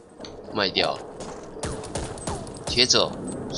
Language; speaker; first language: Chinese; native; Chinese